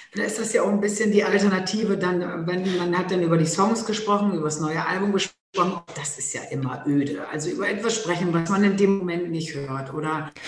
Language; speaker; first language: German; non-native, local second language; Low German